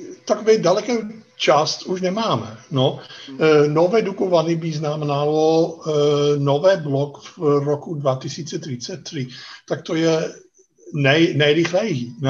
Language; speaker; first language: Czech; non-native, fluent; Dutch